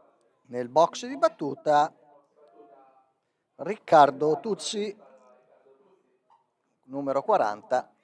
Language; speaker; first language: Italian; native; Italian